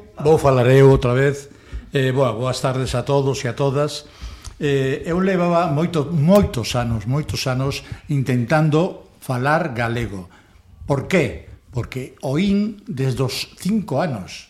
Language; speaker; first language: Galician; non-native, local second language; Spanish